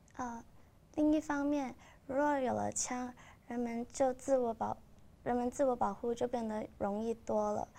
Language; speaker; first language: Chinese; non-native, local second language; Cantonese